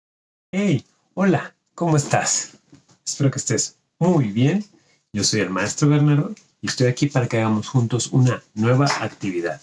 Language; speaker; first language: Spanish; native; Spanish